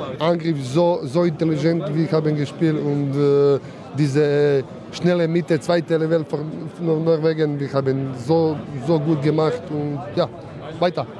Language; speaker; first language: German; non-native, learner; Croatian